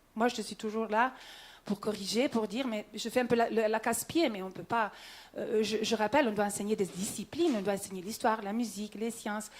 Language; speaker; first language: French; non-native, local second language; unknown